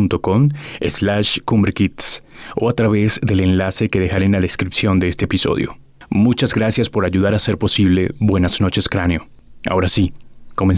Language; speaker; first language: Spanish; native; Spanish